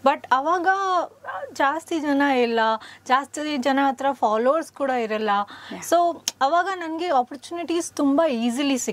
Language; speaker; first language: Kannada; non-native, learner; Punjabi